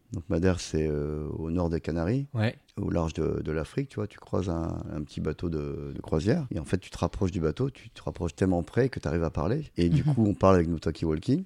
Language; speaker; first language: French; native; French